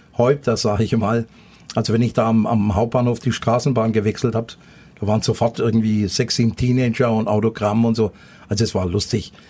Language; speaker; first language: German; native; German